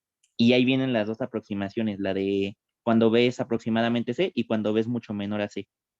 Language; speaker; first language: Spanish; native; Spanish